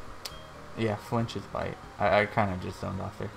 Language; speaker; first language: English; native; English